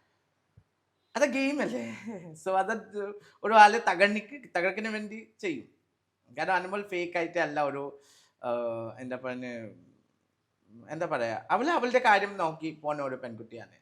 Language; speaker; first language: Malayalam; non-native, fluent; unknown